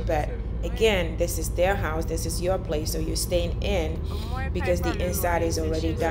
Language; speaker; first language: English; non-native, fluent; Wolof